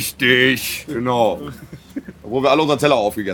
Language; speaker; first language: German; native; German